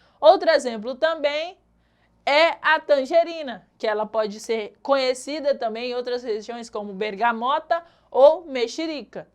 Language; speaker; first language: Portuguese; native; Portuguese